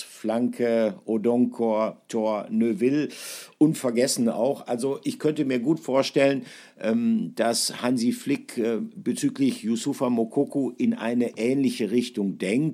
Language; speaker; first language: German; native; German